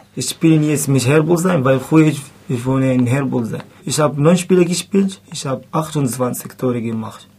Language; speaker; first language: German; non-native, learner; Arabic